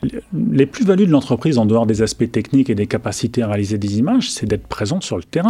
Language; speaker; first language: French; native; French